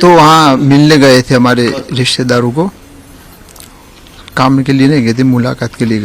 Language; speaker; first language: Hindi; native; Hindi